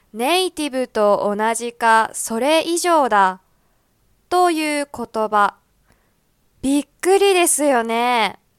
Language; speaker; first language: Japanese; native; Japanese